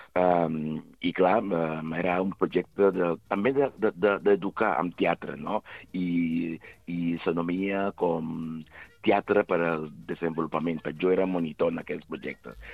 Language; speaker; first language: Catalan; non-native, fluent; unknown